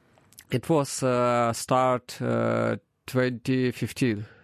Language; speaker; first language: English; non-native, learner; Ukrainian